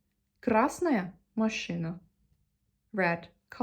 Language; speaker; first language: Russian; non-native, fluent; Turkish